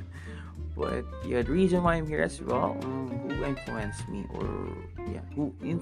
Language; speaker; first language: English; non-native, local second language; Filipino